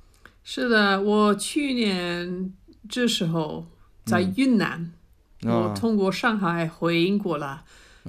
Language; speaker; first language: Chinese; non-native, fluent; English